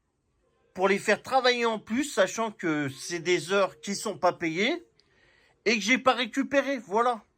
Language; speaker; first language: French; native; French